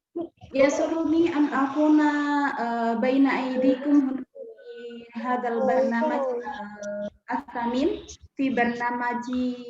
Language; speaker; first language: Arabic; non-native, fluent; Indonesian